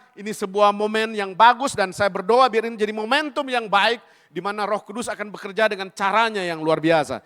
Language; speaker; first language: Indonesian; native; Indonesian